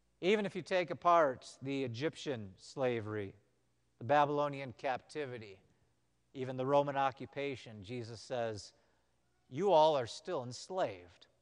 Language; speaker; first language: English; native; English